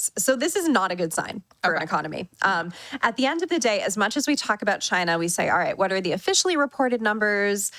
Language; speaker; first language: English; native; English